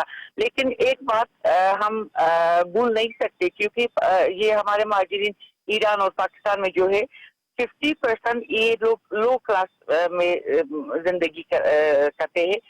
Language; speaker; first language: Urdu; non-native, fluent; Persian